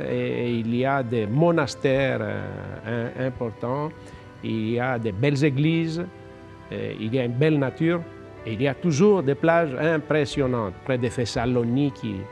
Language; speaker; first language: French; non-native, fluent; Greek